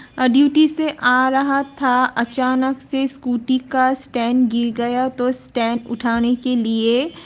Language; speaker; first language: Hindi; non-native, learner; Bangla